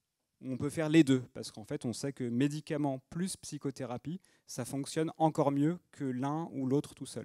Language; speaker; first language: French; native; French